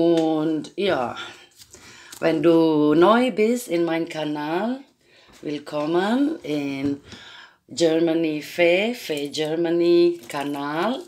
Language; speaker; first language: German; non-native, learner; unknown